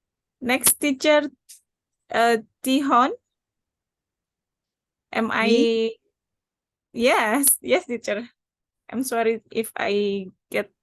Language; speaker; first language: English; non-native, learner; Indonesian